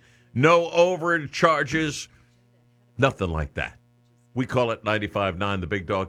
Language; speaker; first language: English; native; English